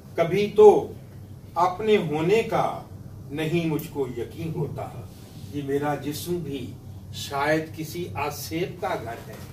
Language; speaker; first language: Urdu; non-native, local second language; Punjabi